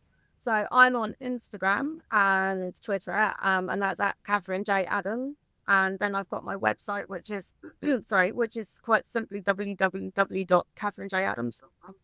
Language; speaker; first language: English; native; English